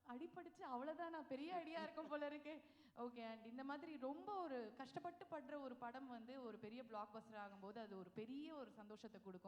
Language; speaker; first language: Tamil; native; Tamil